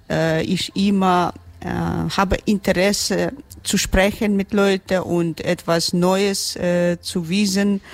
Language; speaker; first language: German; non-native, learner; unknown